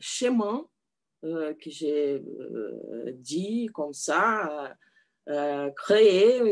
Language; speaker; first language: French; non-native, learner; Portuguese